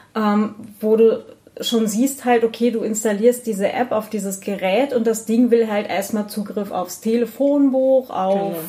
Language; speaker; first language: German; native; German